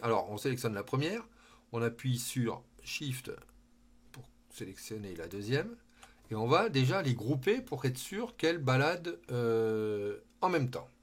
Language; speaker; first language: French; native; French